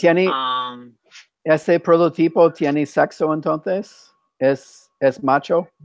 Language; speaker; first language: Spanish; non-native, fluent; English